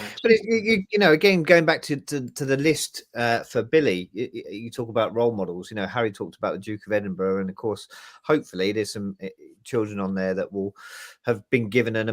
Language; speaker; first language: English; native; English